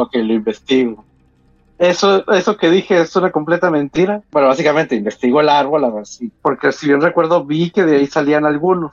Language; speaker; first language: Spanish; native; Spanish